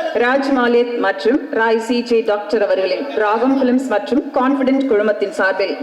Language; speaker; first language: Tamil; native; Tamil